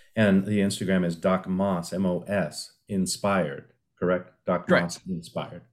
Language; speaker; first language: English; native; English